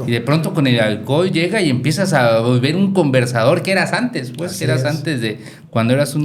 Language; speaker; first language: Spanish; native; Spanish